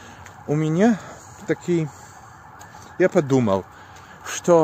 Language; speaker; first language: Russian; non-native, learner; Polish